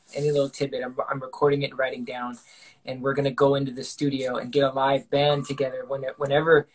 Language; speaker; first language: English; native; English